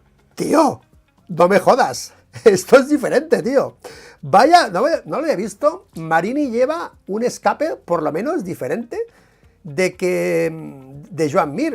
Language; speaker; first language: Spanish; native; Spanish